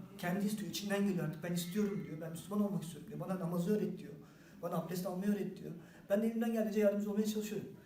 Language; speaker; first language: Turkish; native; Turkish